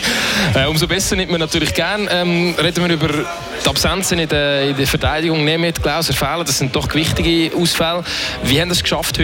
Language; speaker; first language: German; native; German